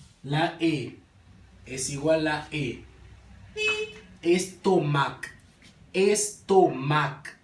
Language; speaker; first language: Spanish; non-native, learner; Haitian Creole